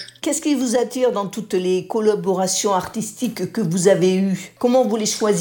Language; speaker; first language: French; native; French